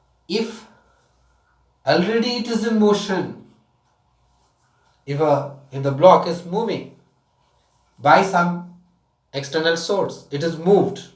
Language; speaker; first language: English; non-native, local second language; Tamil